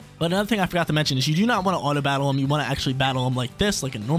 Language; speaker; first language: English; native; English